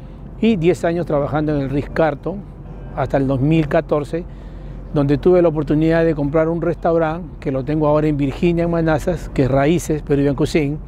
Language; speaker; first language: Spanish; native; Spanish